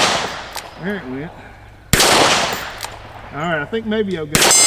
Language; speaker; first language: English; native; English